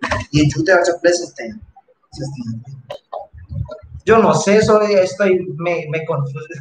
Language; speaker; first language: Spanish; non-native, fluent; Hindi